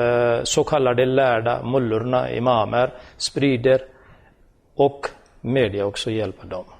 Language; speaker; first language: Swedish; non-native, fluent; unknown